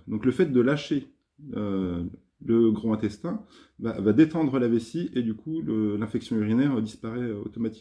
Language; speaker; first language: French; native; French